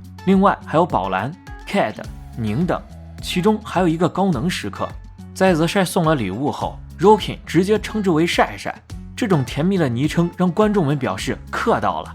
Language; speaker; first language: Chinese; native; Chinese